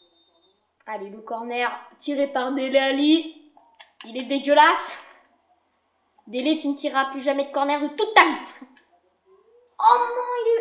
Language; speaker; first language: French; native; French